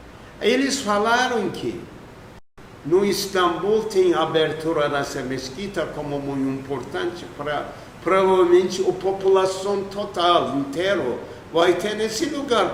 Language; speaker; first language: Portuguese; non-native, fluent; Turkish